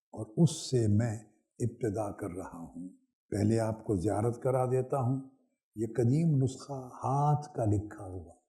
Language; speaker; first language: Urdu; non-native, local second language; Punjabi